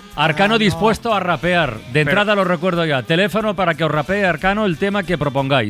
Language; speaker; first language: Spanish; native; Spanish